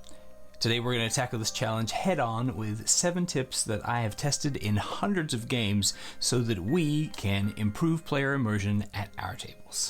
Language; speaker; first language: English; native; English